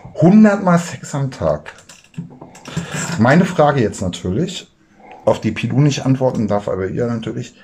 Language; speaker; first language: German; native; German